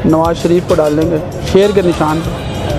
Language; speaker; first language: Urdu; native; Urdu